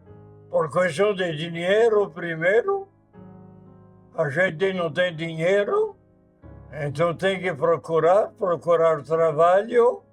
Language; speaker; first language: Portuguese; non-native, fluent; Italian